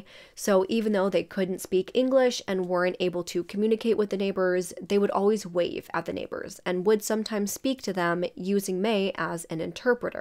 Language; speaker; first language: English; native; English